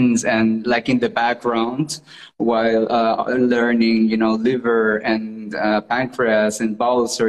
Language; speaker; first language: English; non-native, fluent; Spanish